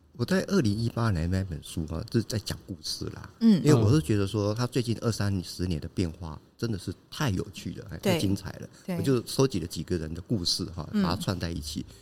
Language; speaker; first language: Chinese; native; Chinese